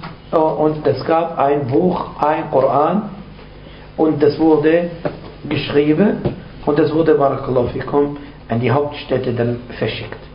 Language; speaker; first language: German; non-native, fluent; Arabic